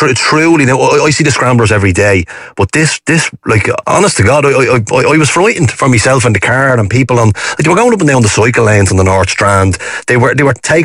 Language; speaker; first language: English; native; English